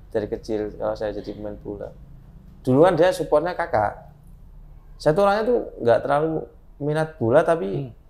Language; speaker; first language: Indonesian; native; Indonesian